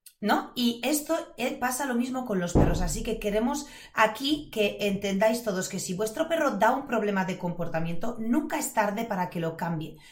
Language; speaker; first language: Spanish; non-native, fluent; Polish